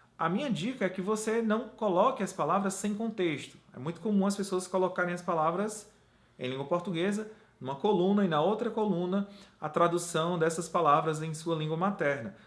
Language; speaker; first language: Portuguese; native; Portuguese